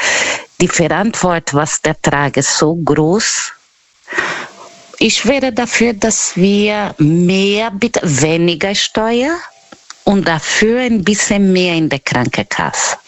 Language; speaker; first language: German; non-native, learner; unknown